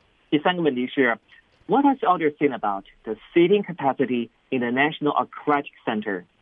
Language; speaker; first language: English; non-native, fluent; Chinese